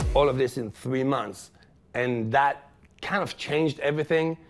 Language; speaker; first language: English; non-native, fluent; French